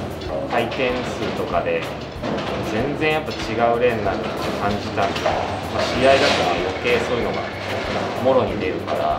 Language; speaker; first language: Japanese; native; Japanese